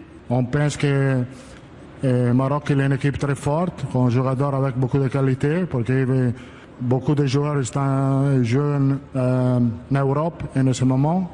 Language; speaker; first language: French; non-native, fluent; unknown